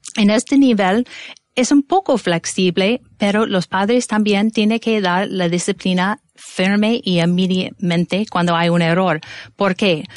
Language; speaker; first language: Spanish; non-native, fluent; English